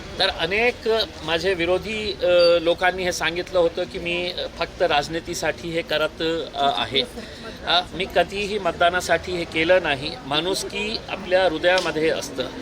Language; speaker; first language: Marathi; native; Marathi